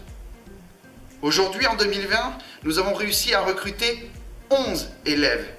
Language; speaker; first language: French; native; French